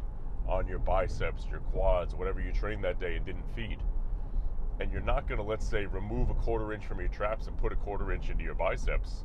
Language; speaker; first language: English; native; English